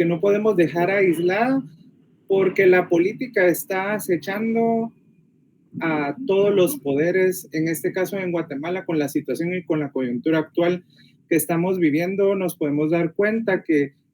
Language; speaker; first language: Spanish; native; Spanish